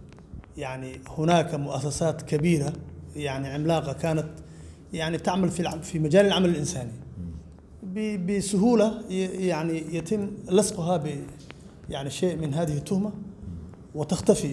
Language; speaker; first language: Arabic; non-native, local second language; Somali